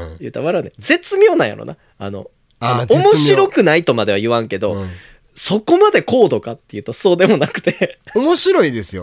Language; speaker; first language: Japanese; native; Japanese